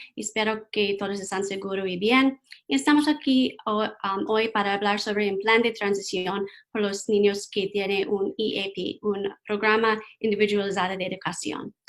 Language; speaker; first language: Spanish; non-native, learner; English